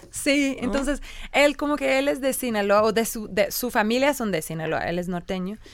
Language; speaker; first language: Spanish; non-native, learner; English